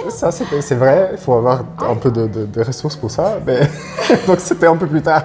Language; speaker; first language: French; non-native, fluent; Polish